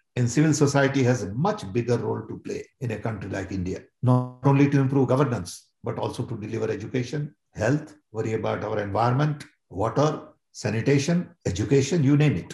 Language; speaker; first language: English; non-native, local second language; Gujarati